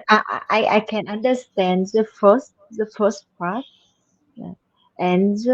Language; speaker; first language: English; non-native, learner; Vietnamese